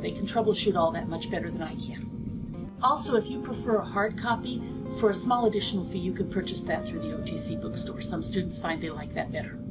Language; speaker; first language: English; native; English